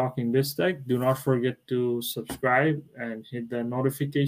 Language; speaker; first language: English; non-native, local second language; Bangla